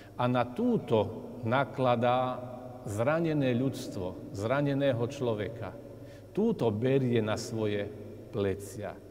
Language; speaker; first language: Slovak; native; Slovak